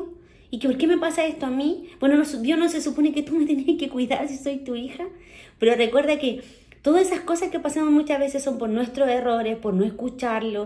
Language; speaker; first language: Spanish; native; Spanish